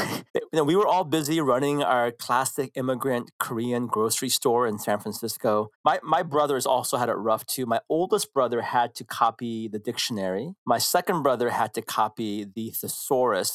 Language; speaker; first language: English; early bilingual, other home language; Korean